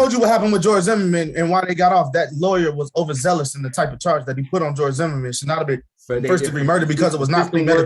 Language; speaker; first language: English; native; English